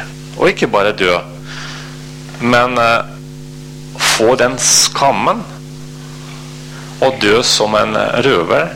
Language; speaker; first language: Norwegian; non-native, fluent; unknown